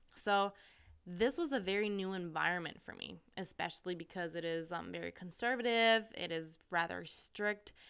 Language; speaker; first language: English; non-native, fluent; German